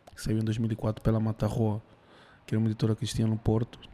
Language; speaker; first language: Portuguese; early bilingual, heritage; Spanish